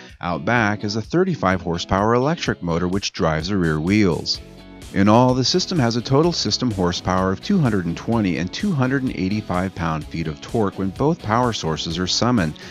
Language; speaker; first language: English; native; English